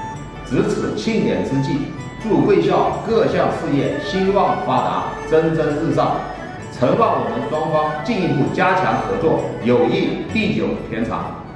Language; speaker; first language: Chinese; native; Chinese